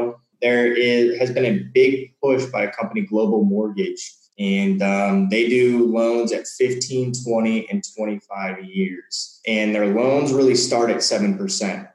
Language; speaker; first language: English; native; English